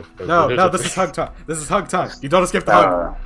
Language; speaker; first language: English; native; English